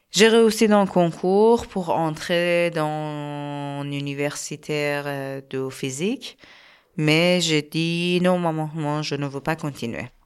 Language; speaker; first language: French; non-native, learner; Persian